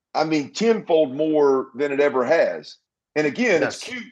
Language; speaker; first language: English; native; English